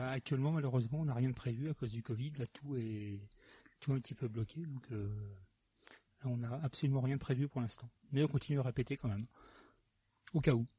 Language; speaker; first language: French; native; French